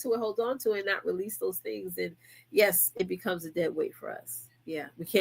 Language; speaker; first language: English; native; English